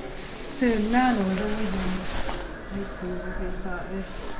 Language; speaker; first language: English; native; English